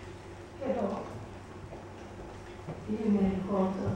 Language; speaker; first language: Italian; non-native, learner; English